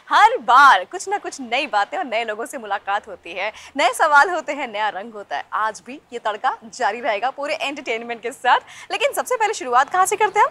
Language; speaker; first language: Hindi; native; Hindi